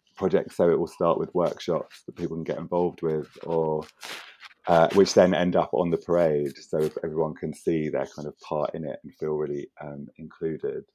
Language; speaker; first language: English; native; English